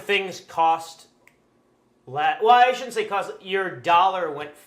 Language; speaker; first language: English; native; English